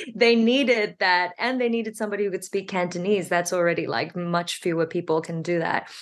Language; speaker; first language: English; native; English